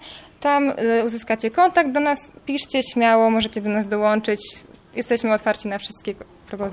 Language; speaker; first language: Polish; native; Polish